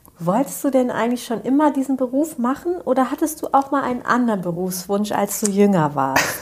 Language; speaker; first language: German; early bilingual, other home language; Turkish